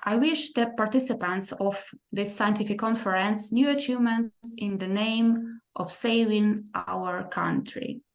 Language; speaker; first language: English; non-native, fluent; Ukrainian